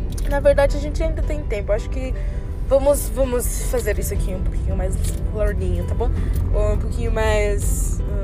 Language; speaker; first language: Portuguese; non-native, fluent; English